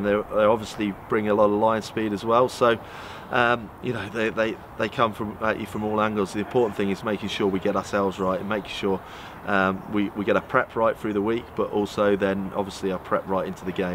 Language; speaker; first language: English; native; English